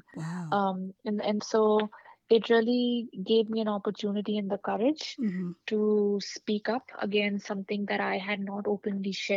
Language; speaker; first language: English; non-native, local second language; Hindi